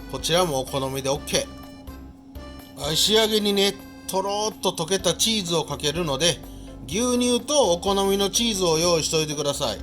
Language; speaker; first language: Japanese; native; Japanese